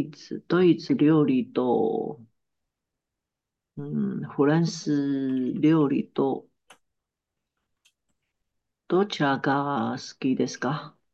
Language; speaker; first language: Japanese; non-native, learner; Chinese